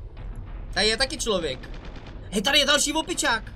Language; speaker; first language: Czech; native; Czech